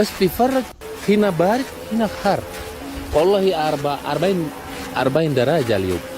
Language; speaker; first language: Arabic; non-native, learner; Indonesian